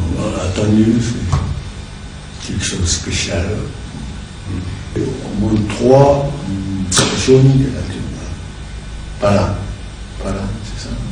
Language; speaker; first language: French; non-native, learner; Japanese